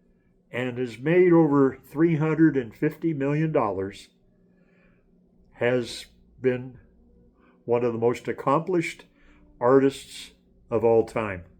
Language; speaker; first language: English; native; English